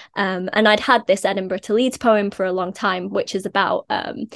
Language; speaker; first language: English; native; English